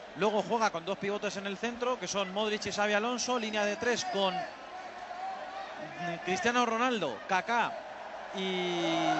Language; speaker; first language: Spanish; native; Spanish